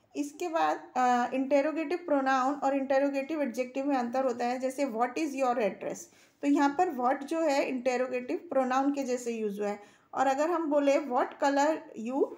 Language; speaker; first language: Hindi; native; Hindi